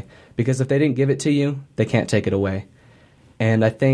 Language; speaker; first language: English; native; English